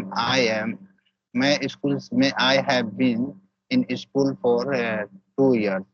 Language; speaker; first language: English; non-native, learner; Hindi